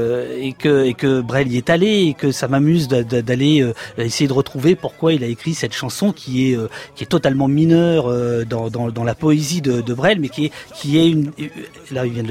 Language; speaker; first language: French; native; French